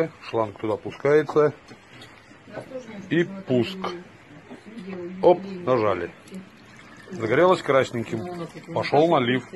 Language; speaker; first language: Russian; native; Russian